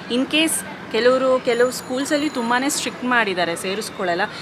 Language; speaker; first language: Kannada; non-native, local second language; Telugu